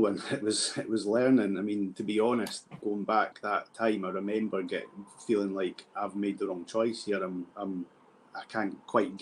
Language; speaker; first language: English; native; English